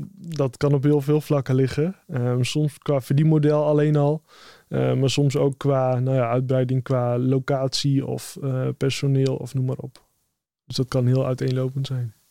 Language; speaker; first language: Dutch; native; Dutch